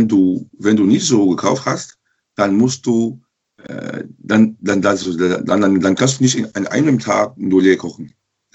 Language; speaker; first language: German; non-native, local second language; French